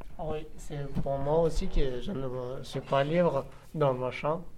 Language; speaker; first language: French; non-native, learner; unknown